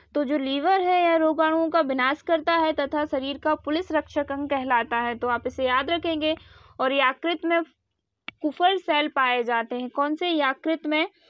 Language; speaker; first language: Hindi; native; Hindi